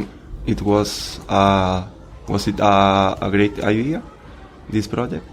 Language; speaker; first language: English; non-native, learner; Spanish